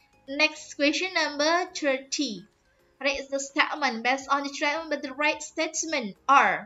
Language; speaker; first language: English; non-native, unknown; Indonesian